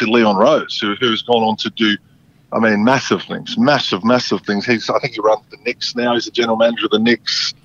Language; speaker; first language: English; native; English